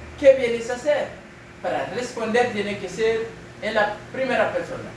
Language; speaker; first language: Spanish; non-native, learner; French